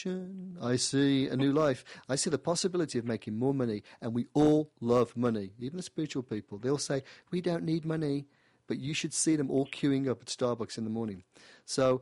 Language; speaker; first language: English; native; English